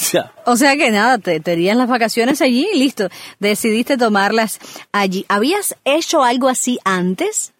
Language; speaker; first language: Spanish; native; Spanish